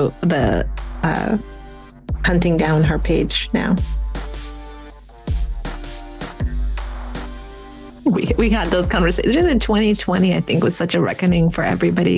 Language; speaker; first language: English; non-native, fluent; Russian